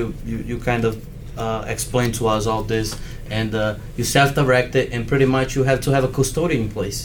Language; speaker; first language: English; native; English